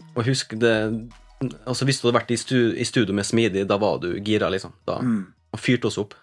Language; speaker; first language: Norwegian; native; Norwegian